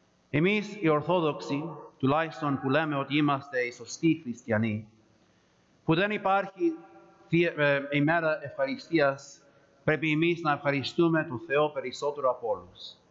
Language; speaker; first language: Greek; early bilingual, heritage; Greek